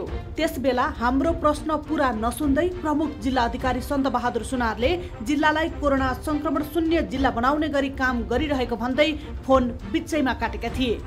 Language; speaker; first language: Nepali; native; Nepali